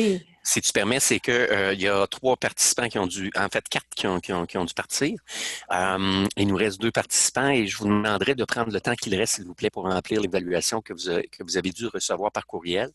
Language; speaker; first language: French; native; French